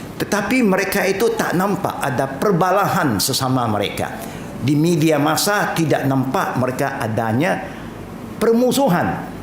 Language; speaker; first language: Malay; non-native, local second language; Chinese